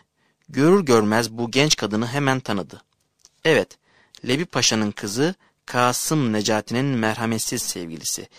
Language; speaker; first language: Turkish; native; Turkish